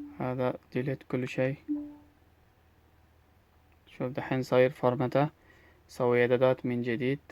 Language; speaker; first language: Arabic; non-native, learner; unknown